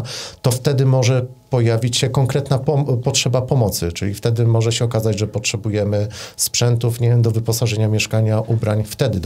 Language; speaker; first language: Polish; native; Polish